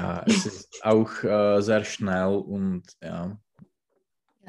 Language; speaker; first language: German; non-native, learner; Czech